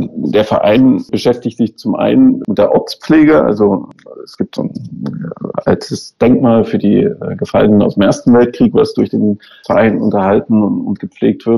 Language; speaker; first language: German; native; German